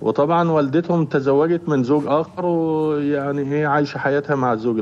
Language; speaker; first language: Arabic; native; Arabic